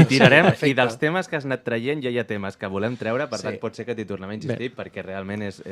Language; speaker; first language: Catalan; native; Catalan